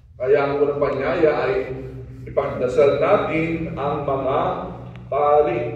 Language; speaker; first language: Filipino; non-native, local second language; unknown